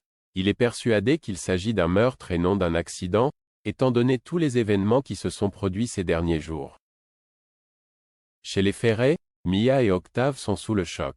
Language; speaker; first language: French; native; French